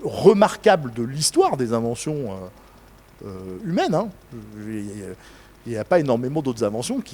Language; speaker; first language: French; native; French